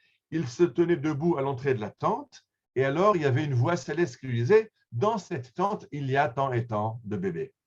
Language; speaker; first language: French; native; French